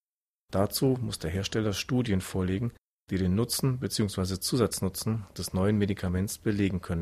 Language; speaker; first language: German; native; German